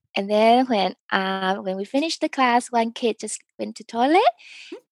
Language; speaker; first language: English; early bilingual, other home language; Chinese